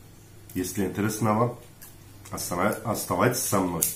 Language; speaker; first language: Russian; non-native, learner; Turkish